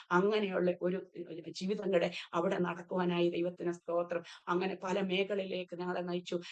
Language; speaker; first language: Malayalam; early bilingual, heritage; Malayalam